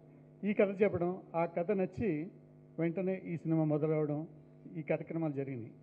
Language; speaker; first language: Telugu; native; Telugu